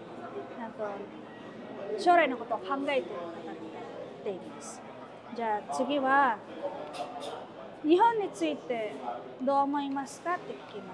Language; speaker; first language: Japanese; non-native, fluent; Filipino